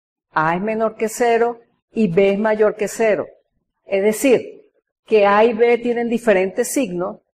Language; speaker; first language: Spanish; native; Spanish